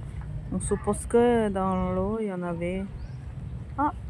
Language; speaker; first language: French; non-native, fluent; Thai